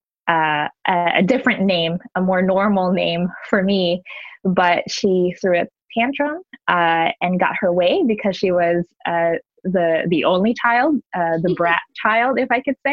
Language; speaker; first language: English; non-native, local second language; Filipino